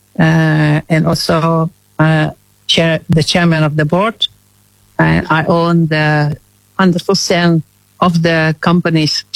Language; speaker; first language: English; non-native, fluent; Indonesian